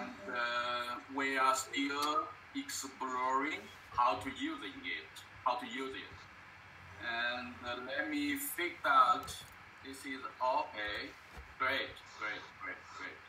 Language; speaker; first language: English; non-native, fluent; Chinese